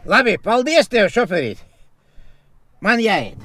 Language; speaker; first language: Latvian; non-native, learner; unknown